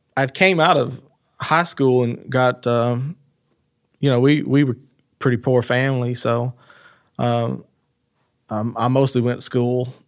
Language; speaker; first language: English; native; English